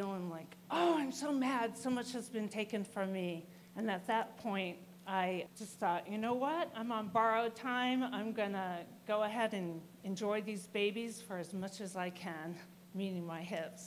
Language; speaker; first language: English; native; English